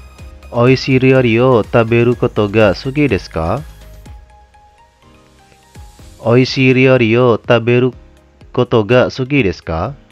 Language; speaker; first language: Japanese; non-native, fluent; Indonesian